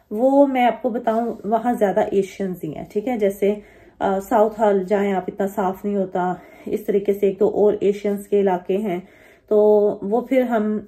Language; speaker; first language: Urdu; native; Urdu